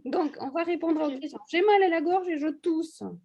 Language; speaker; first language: French; non-native, fluent; Russian